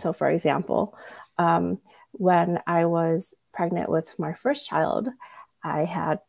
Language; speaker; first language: English; early bilingual, other home language; Vietnamese